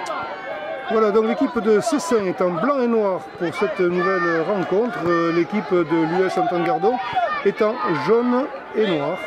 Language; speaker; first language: French; native; French